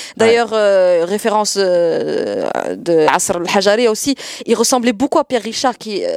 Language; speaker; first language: French; non-native, local second language; Arabic